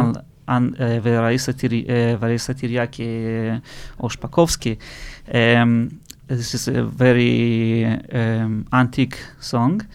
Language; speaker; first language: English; non-native, learner; Russian